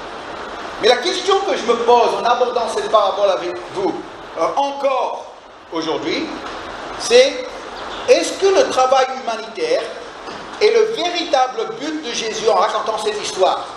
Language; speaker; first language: French; native; French